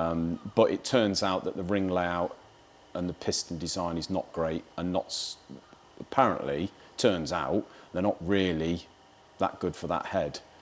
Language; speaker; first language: English; native; English